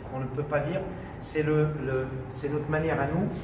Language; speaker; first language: French; non-native, local second language; Arabic